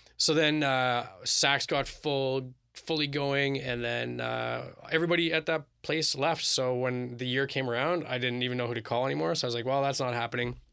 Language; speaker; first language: English; native; English